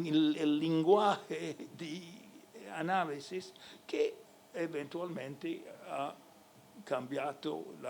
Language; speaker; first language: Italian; non-native, fluent; English